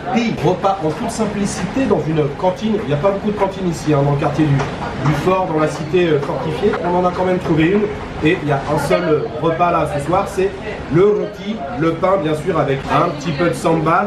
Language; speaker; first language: French; native; French